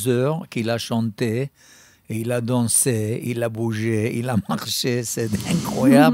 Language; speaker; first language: French; non-native, fluent; Hebrew